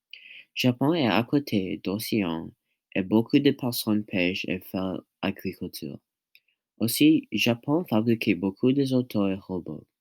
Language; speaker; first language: French; non-native, learner; English